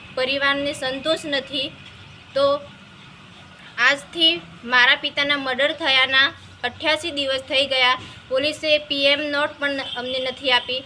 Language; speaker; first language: Gujarati; native; Gujarati